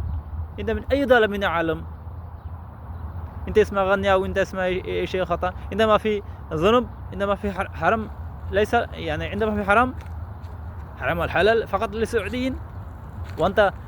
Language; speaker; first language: Arabic; non-native, learner; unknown